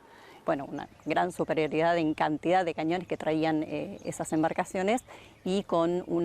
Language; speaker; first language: Spanish; native; Spanish